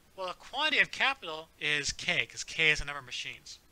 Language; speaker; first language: English; native; English